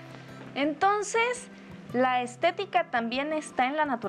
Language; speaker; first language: Spanish; native; Spanish